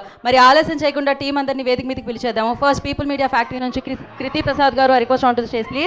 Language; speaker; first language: Telugu; native; Telugu